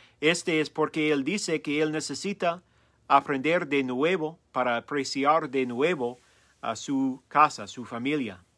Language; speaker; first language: Spanish; non-native, learner; English